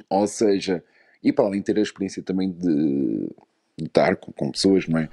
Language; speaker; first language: Portuguese; native; Portuguese